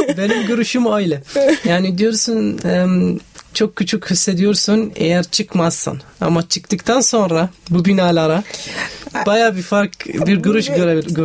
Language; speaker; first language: Turkish; non-native, fluent; Arabic